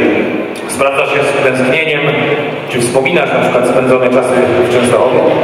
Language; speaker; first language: Polish; native; Polish